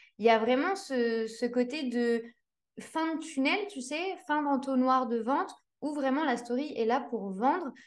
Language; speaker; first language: French; native; French